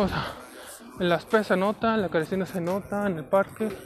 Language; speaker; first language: Spanish; native; Spanish